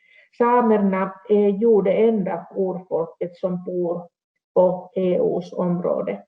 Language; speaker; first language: Swedish; non-native, local second language; Finnish